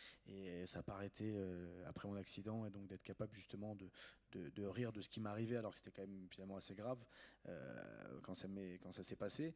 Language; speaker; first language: French; native; French